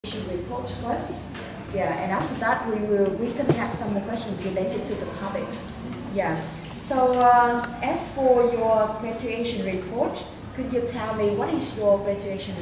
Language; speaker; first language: English; non-native, learner; Vietnamese